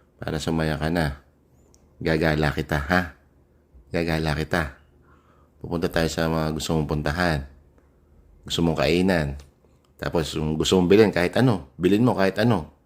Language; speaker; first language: Filipino; native; Filipino